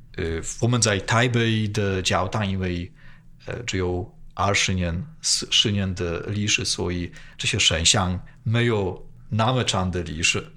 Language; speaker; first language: Chinese; non-native, fluent; Polish